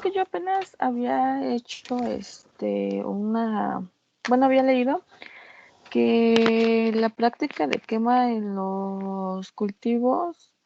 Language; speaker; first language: Spanish; native; Spanish